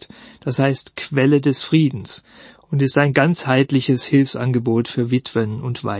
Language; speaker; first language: German; native; German